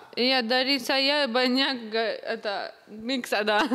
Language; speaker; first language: Indonesian; early bilingual, other home language; Russian